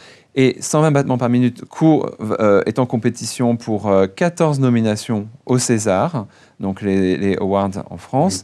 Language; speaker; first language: French; native; French